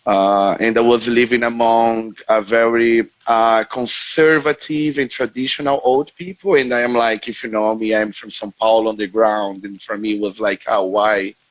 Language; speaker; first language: English; non-native, fluent; Portuguese